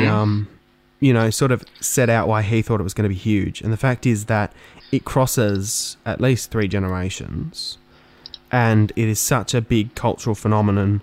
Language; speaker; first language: English; native; English